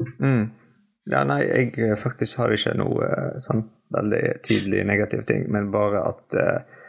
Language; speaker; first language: Norwegian; non-native, fluent; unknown